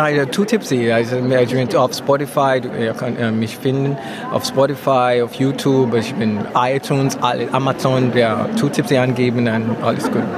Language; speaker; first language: German; non-native, learner; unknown